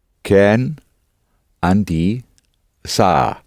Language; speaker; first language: Arabic; non-native, learner; English